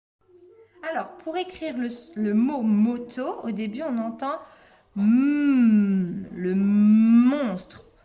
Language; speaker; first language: French; native; French